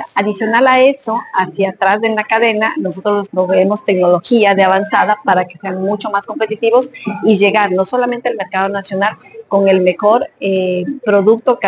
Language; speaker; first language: Spanish; native; Spanish